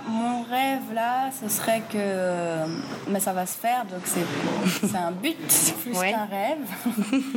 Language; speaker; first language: French; native; French